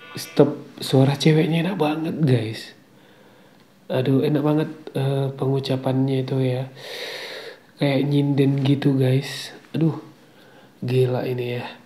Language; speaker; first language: Indonesian; native; Indonesian